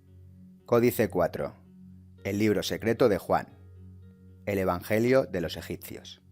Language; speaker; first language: Spanish; native; Spanish